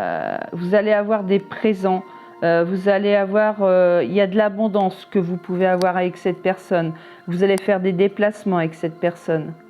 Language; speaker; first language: French; native; French